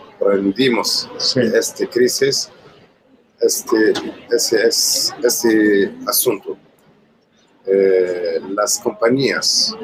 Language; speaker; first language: Spanish; non-native, learner; Arabic